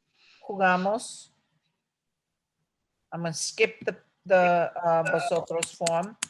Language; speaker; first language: Spanish; non-native, fluent; English